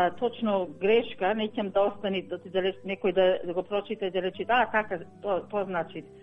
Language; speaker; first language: Macedonian; early bilingual, heritage; Macedonian